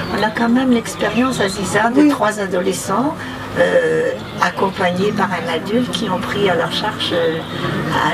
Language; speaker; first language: French; native; French